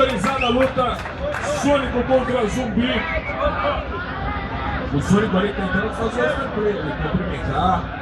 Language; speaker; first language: Portuguese; native; Portuguese